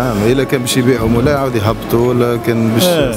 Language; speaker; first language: Arabic; native; Arabic